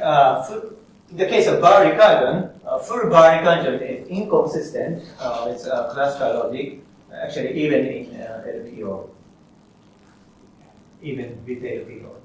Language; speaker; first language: English; non-native, fluent; Japanese